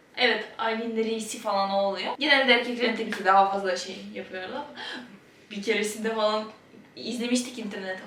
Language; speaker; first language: Turkish; non-native, fluent; Ukrainian